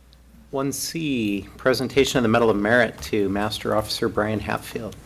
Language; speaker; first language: English; native; English